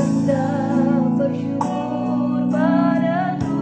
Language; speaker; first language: Indonesian; native; Indonesian